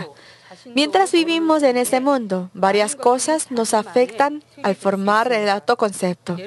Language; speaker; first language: Spanish; non-native, learner; Korean